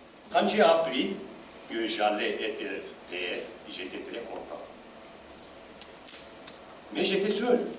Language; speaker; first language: French; non-native, learner; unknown